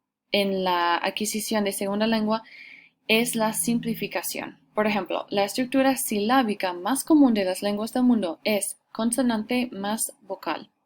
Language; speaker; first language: Spanish; non-native, fluent; English